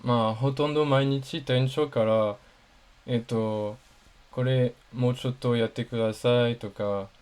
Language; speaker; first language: Japanese; non-native, learner; French